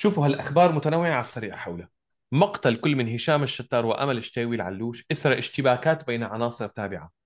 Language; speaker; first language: Arabic; native; Arabic